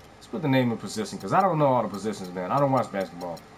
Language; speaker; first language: English; native; English